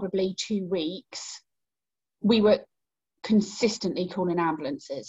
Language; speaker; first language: English; native; English